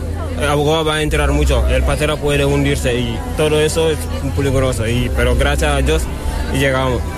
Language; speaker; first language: Spanish; non-native, learner; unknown